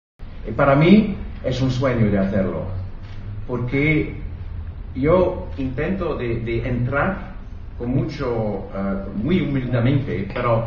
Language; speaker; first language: Spanish; non-native, fluent; English